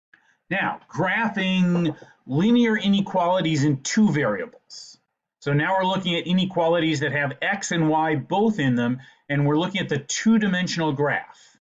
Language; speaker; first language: English; native; English